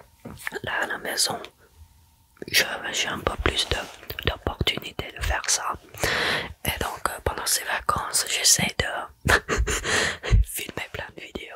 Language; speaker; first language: French; early bilingual, heritage; French